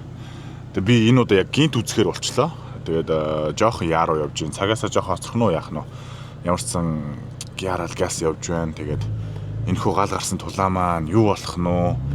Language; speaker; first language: Mongolian; native; Mongolian